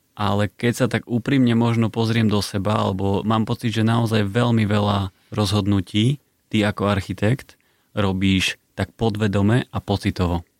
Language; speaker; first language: Slovak; native; Slovak